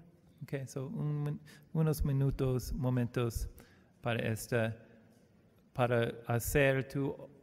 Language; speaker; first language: Spanish; non-native, learner; English